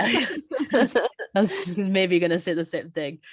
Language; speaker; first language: English; native; English